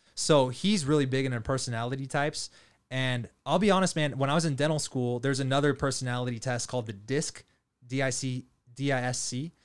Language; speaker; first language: English; native; English